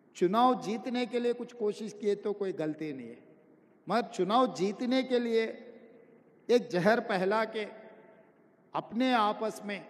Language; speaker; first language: Hindi; non-native, local second language; Telugu